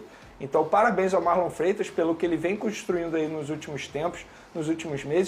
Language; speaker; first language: Portuguese; native; Portuguese